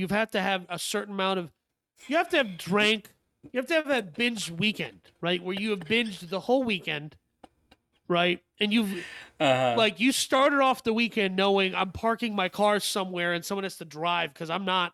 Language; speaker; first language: English; native; English